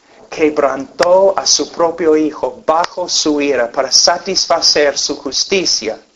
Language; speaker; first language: Spanish; non-native, fluent; English